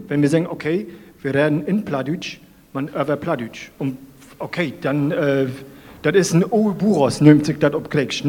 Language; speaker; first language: German; native; German